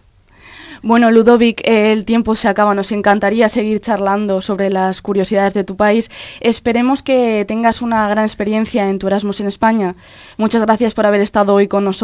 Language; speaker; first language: Spanish; native; Spanish